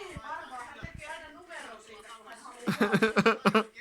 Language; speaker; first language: Finnish; native; Finnish